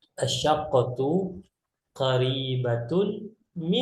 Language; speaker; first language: Arabic; non-native, fluent; Indonesian